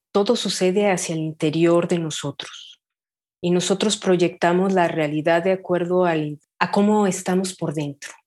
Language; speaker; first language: Spanish; native; Spanish